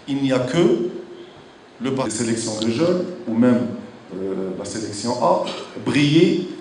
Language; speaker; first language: French; non-native, local second language; Arabic